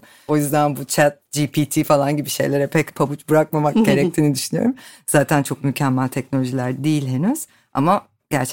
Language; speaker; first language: Turkish; native; Turkish